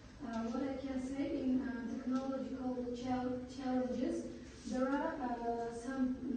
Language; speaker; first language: English; non-native, learner; Uzbek